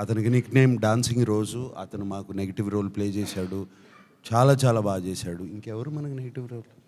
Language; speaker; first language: Telugu; native; Telugu